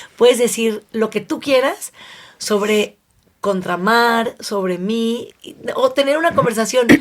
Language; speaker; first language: Spanish; native; Spanish